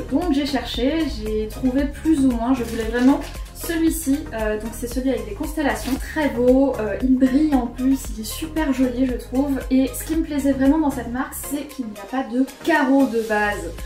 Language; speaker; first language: French; native; French